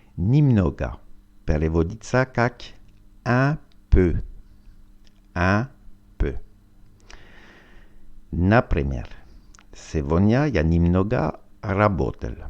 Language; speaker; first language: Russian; non-native, learner; French